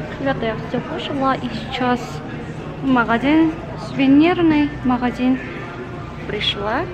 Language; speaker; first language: Russian; non-native, learner; Korean